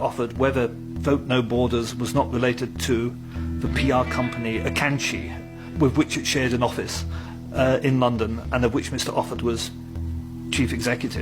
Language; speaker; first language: English; native; English